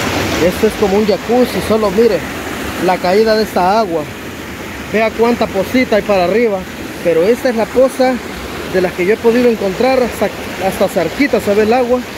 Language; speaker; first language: Spanish; native; Spanish